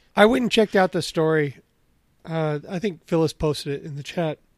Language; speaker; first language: English; native; English